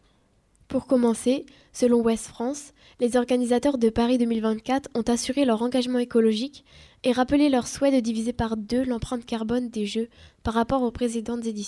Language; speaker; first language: French; native; French